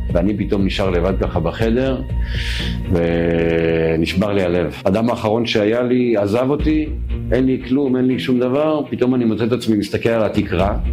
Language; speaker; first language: Hebrew; native; Hebrew